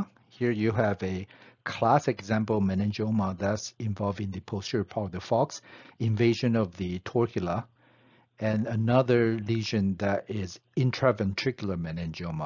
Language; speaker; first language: English; non-native, fluent; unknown